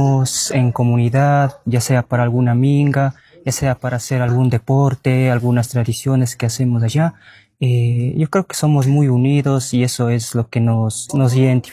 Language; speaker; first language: Spanish; non-native, local second language; Quechua